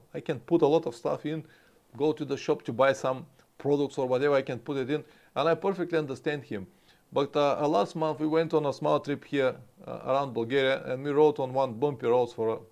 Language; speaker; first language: English; non-native, fluent; Bulgarian